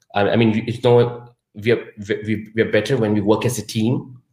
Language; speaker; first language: English; non-native, local second language; Urdu